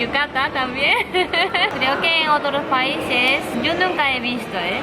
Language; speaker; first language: Spanish; non-native, fluent; Japanese